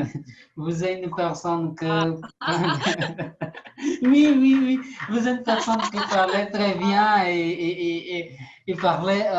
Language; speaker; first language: French; non-native, learner; Portuguese